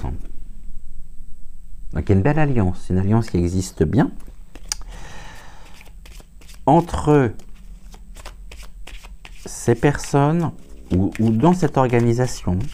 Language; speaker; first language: French; native; French